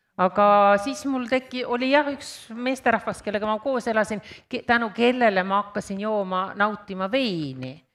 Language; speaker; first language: Estonian; native; Estonian